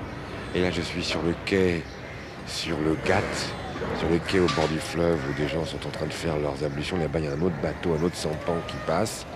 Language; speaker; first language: French; native; French